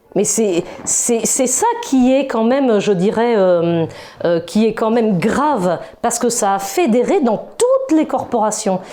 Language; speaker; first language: French; native; French